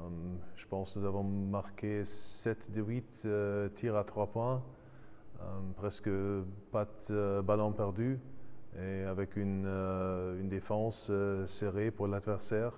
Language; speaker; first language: French; non-native, fluent; German